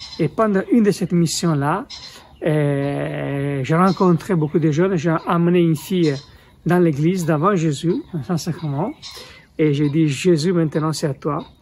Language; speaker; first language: French; non-native, fluent; Italian